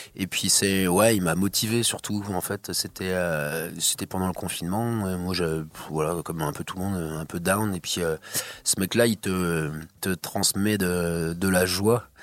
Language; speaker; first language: French; native; French